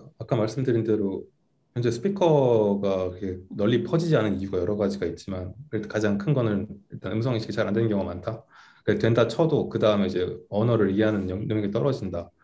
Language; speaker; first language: Korean; native; Korean